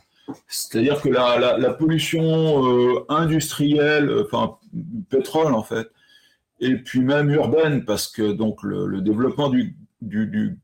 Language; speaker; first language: French; native; French